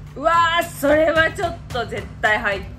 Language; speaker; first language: Japanese; native; Japanese